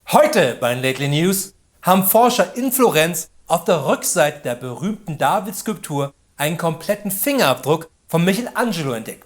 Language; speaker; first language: German; native; German